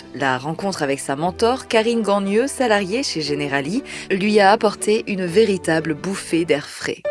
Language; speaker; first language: French; native; French